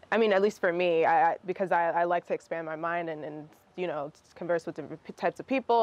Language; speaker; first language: English; early bilingual, other home language; Russian